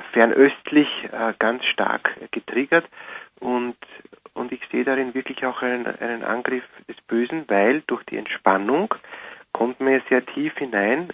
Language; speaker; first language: German; native; German